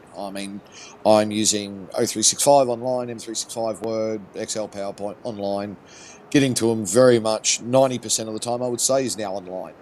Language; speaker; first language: English; native; English